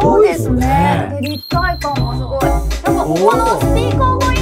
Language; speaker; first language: Japanese; native; Japanese